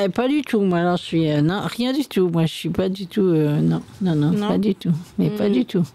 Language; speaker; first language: French; native; French